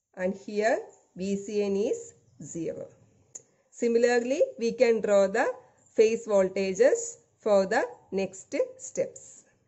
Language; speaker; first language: English; non-native, local second language; Malayalam